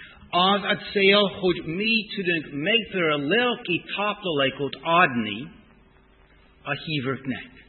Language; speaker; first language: Hungarian; non-native, fluent; English